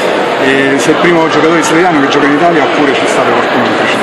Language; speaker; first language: Italian; native; Italian